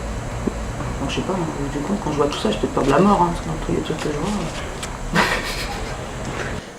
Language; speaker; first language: French; native; French